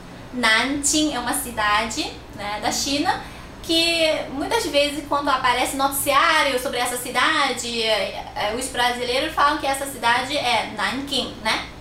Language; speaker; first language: Portuguese; non-native, fluent; Chinese